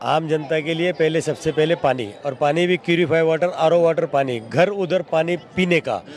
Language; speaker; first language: Hindi; non-native, local second language; Marathi